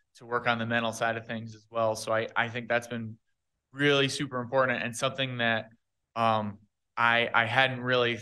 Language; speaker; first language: English; native; English